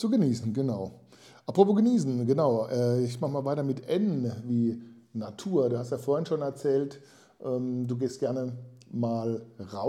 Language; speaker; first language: German; native; German